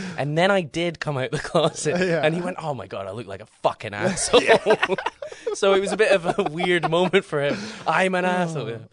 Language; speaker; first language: English; native; English